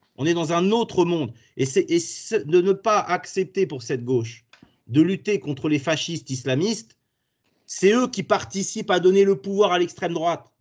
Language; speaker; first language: French; native; French